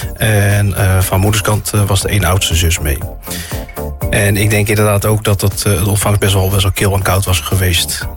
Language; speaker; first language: Dutch; native; Dutch